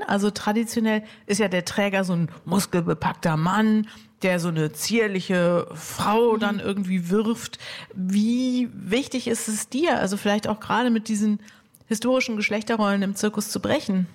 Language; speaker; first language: German; native; German